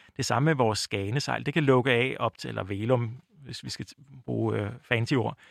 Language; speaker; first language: Danish; native; Danish